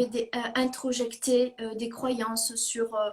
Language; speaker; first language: French; native; French